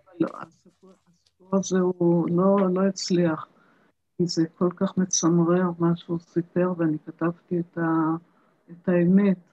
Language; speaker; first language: Hebrew; early bilingual, other home language; German